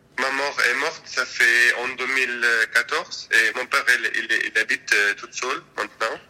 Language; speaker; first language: French; non-native, learner; Arabic